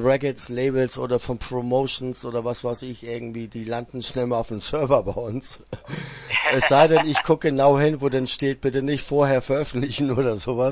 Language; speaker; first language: German; native; German